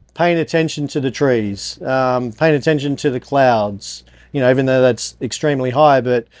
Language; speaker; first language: English; native; English